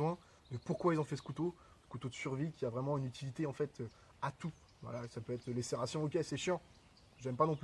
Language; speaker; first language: French; native; French